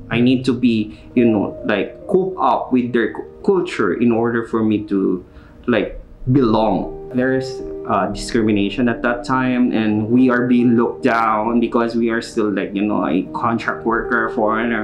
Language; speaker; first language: English; non-native, local second language; Filipino